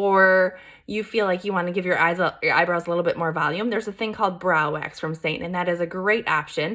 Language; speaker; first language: English; native; English